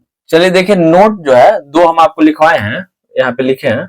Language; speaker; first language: Hindi; native; Hindi